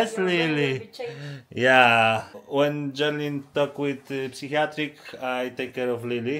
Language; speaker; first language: English; non-native, learner; Polish